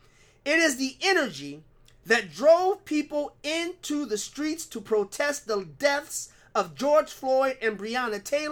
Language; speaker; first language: English; native; English